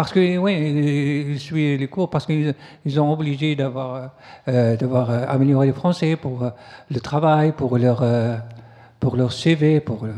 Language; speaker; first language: French; non-native, learner; Arabic